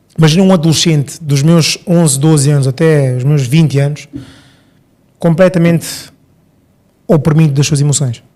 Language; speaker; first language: Portuguese; early bilingual, other home language; Upper Guinea Crioulo